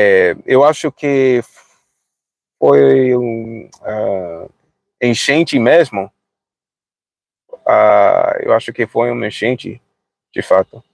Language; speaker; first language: Portuguese; non-native, fluent; English